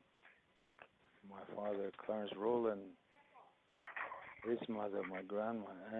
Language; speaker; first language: English; early bilingual, other home language; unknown